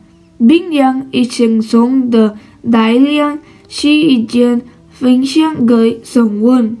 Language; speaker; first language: Chinese; non-native, learner; Spanish